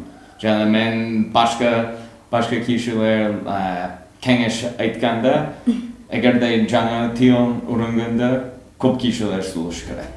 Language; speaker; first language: Kyrgyz; non-native, learner; English